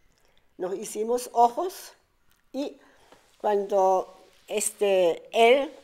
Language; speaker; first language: Spanish; non-native, fluent; German